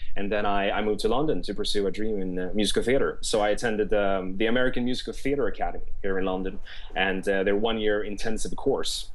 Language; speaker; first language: English; non-native, fluent; Swedish